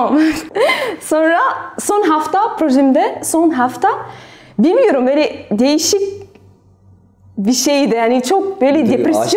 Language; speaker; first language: Turkish; non-native, learner; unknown